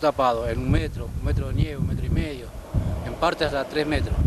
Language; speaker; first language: Portuguese; non-native, learner; Spanish